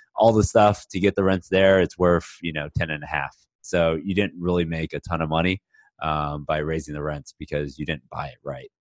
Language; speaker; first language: English; native; English